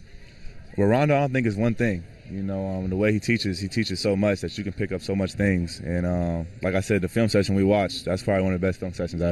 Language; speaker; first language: English; native; English